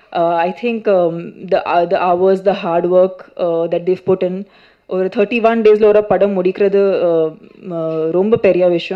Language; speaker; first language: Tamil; non-native, fluent; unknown